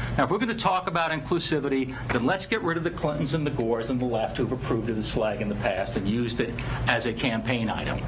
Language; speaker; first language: English; native; English